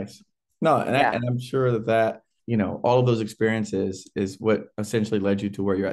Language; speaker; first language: English; native; English